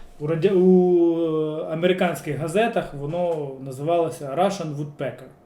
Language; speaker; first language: Ukrainian; non-native, local second language; Russian